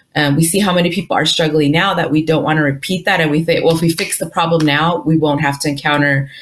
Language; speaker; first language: English; early bilingual, other home language; Spanish